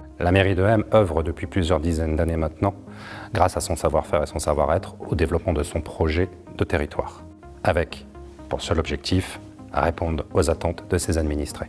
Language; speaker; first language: French; native; French